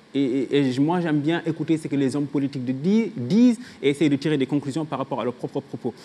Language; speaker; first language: French; non-native, local second language; Wolof